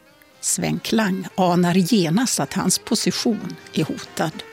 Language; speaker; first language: Swedish; native; Swedish